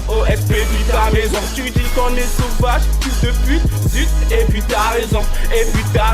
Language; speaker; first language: French; native; French